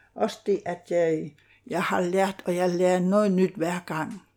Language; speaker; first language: Danish; non-native, local second language; Kalaallisut